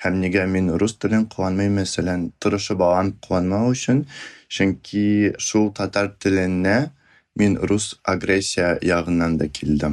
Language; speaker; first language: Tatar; non-native, fluent; Russian